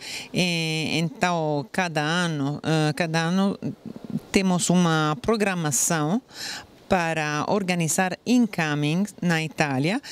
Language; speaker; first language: Portuguese; non-native, fluent; Italian